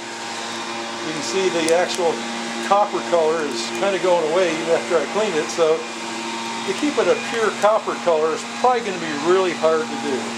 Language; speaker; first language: English; native; English